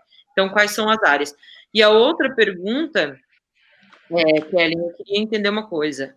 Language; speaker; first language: Portuguese; native; Portuguese